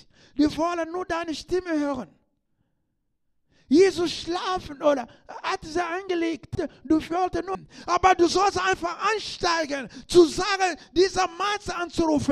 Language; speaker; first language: German; non-native, learner; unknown